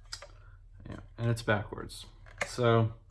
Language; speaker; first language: English; native; English